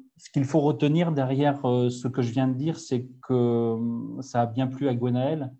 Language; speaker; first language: French; native; French